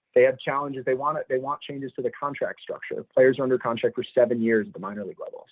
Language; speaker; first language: English; native; English